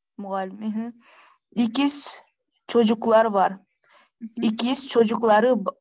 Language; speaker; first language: Turkish; non-native, learner; Kyrgyz